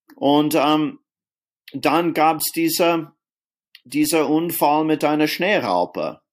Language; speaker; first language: German; non-native, fluent; English